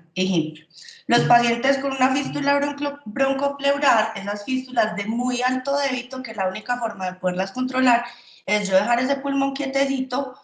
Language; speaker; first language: Spanish; native; Spanish